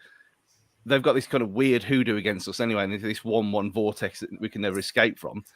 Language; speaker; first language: English; native; English